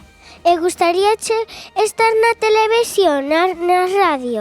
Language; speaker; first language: Galician; non-native, local second language; Spanish